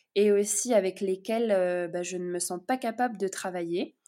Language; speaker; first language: French; native; French